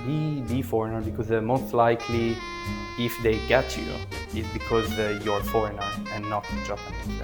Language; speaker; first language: English; early bilingual, other home language; Italian